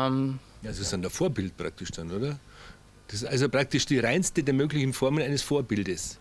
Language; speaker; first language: German; native; German